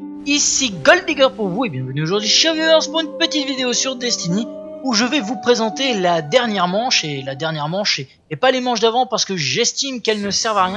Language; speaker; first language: French; native; French